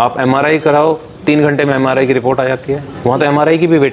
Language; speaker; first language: Hindi; native; Hindi